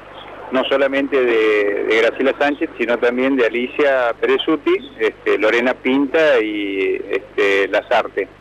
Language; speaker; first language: Spanish; native; Spanish